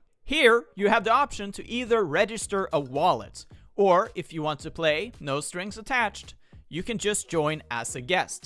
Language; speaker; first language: English; non-native, fluent; Swedish